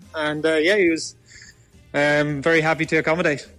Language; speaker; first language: English; native; English